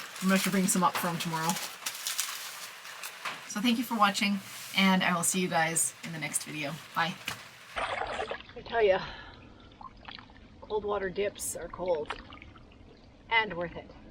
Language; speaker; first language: English; native; English